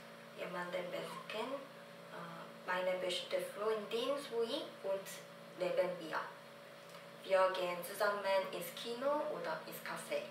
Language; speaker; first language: German; non-native, learner; Korean